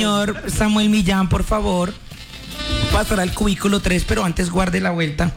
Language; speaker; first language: Spanish; native; Spanish